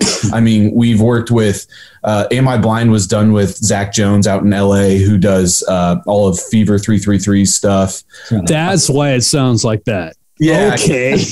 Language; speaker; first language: English; native; English